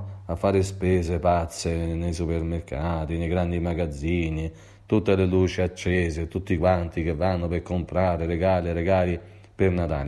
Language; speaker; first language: Italian; native; Italian